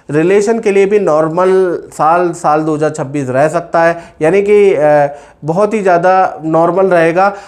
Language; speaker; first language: Hindi; native; Hindi